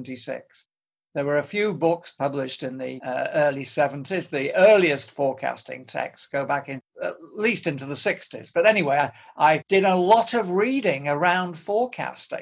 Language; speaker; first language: English; native; English